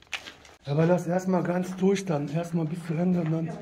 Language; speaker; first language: German; early bilingual, other home language; Turkish